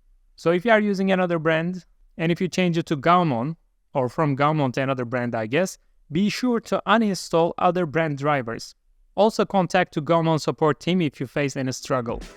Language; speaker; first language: English; non-native, fluent; Turkish